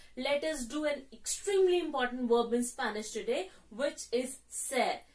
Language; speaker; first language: English; non-native, local second language; Hindi